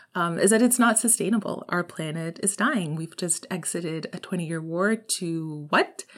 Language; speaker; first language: English; native; English